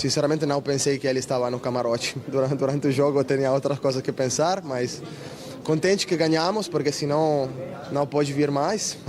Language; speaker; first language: Portuguese; non-native, learner; Italian